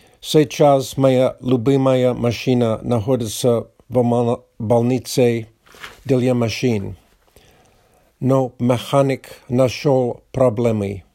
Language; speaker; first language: Russian; non-native, learner; English